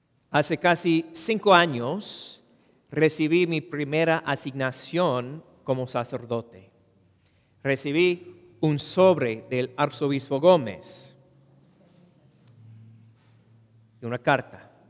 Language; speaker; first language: Spanish; non-native, fluent; English